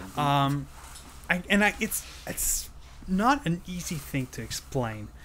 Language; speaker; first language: English; non-native, fluent; French